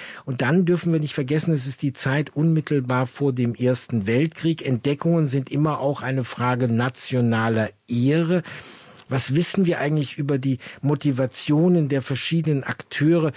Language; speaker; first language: German; native; German